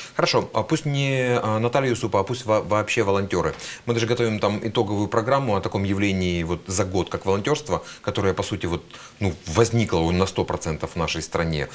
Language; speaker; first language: Russian; native; Russian